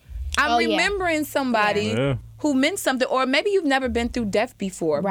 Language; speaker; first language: English; native; English